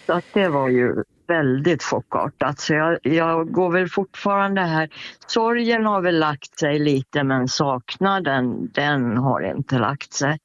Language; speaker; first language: Swedish; native; Swedish